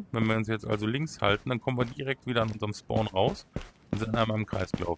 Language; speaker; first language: German; native; German